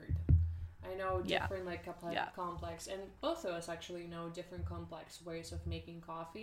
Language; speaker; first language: English; non-native, fluent; Russian